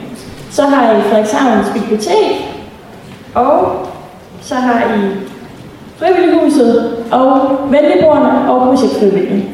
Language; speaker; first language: Danish; native; Danish